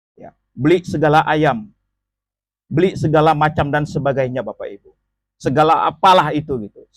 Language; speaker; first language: Indonesian; non-native, local second language; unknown